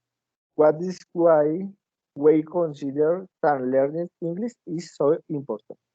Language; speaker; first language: English; non-native, learner; Spanish